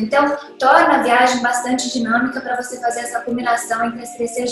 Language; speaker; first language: Portuguese; native; Portuguese